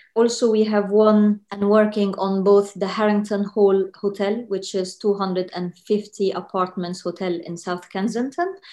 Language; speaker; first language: English; non-native, fluent; Arabic